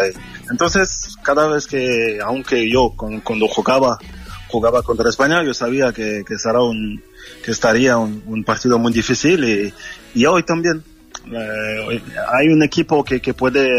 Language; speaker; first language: Spanish; non-native, fluent; French